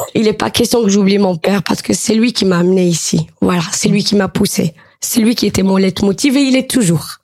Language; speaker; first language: French; non-native, local second language; Arabic